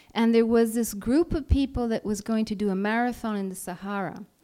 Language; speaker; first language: English; non-native, fluent; Italian